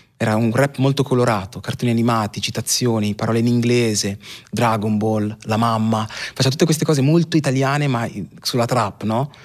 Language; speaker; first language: Italian; early bilingual, other home language; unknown